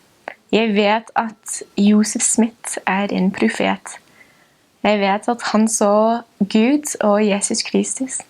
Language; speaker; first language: Norwegian; non-native, fluent; English